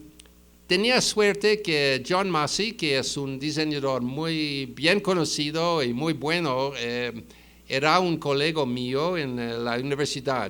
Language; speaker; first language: Spanish; non-native, fluent; English